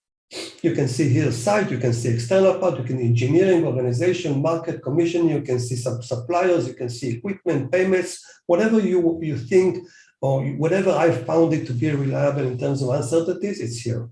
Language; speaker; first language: English; non-native, fluent; Hebrew